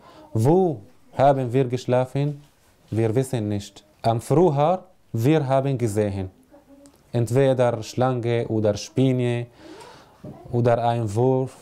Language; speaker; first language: German; non-native, learner; Arabic